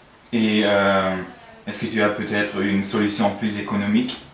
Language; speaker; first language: French; non-native, learner; German